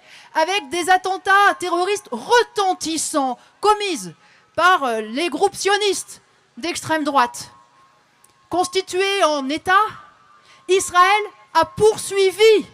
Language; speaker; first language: French; native; French